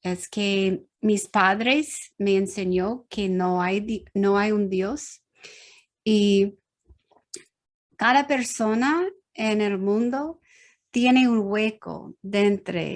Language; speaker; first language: Spanish; non-native, learner; English